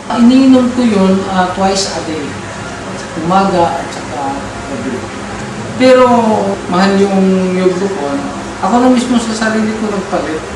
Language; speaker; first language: Filipino; non-native, local second language; Cebuano